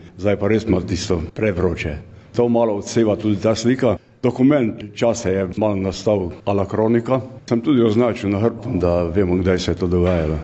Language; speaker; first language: Slovenian; non-native, local second language; Hungarian